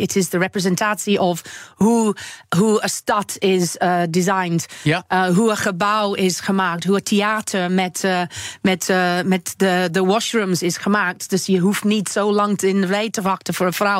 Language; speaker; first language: Dutch; non-native, learner; English